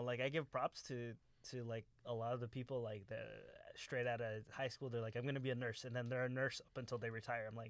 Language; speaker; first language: English; native; English